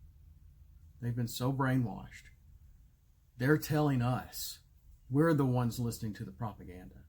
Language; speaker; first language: English; native; English